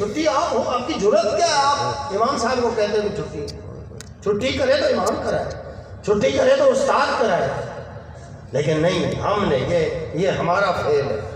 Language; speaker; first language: Urdu; non-native, local second language; Baluchi